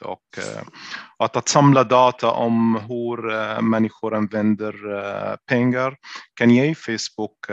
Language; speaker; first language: Swedish; non-native, fluent; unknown